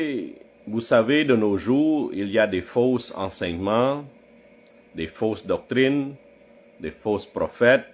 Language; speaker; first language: French; non-native, fluent; Khmer